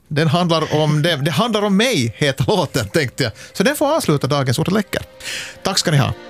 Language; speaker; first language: Swedish; native; Swedish